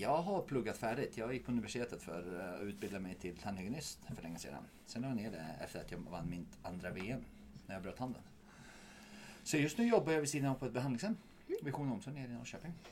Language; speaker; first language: Swedish; non-native, fluent; Bosnian